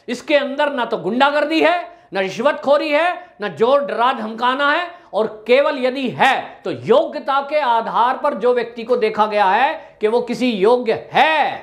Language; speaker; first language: Hindi; native; Hindi